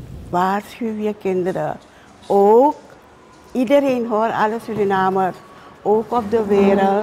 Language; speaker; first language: Dutch; non-native, local second language; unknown